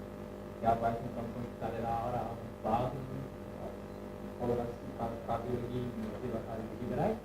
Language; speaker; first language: German; non-native, learner; Turkish